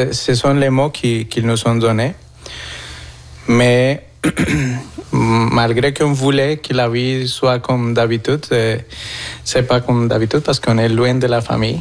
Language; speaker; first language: French; non-native, fluent; Spanish